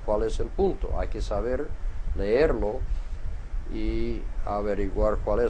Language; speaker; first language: Spanish; non-native, fluent; English